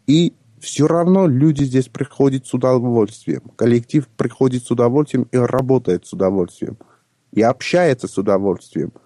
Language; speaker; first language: Russian; non-native, local second language; Armenian